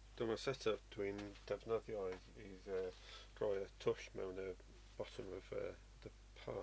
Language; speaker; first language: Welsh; non-native, learner; English